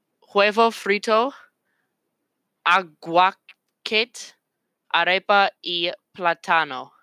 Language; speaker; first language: Spanish; non-native, learner; English